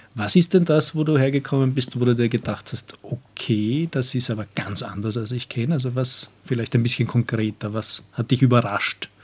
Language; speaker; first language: German; native; German